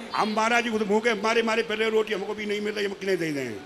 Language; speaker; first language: Hindi; native; Hindi